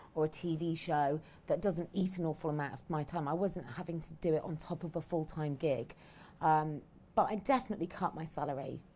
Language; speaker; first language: English; native; English